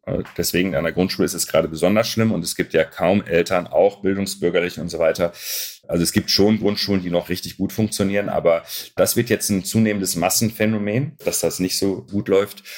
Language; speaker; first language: German; early bilingual, other home language; Arabic